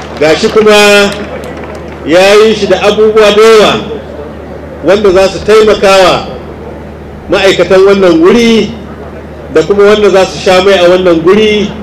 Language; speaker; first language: Hausa; native; Hausa